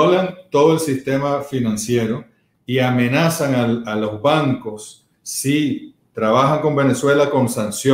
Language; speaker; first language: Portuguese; non-native, fluent; Spanish